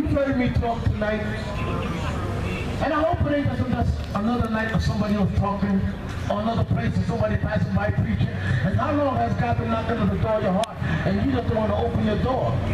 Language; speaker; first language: English; early bilingual, other home language; Spanish